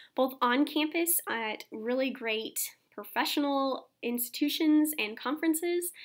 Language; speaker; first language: English; native; English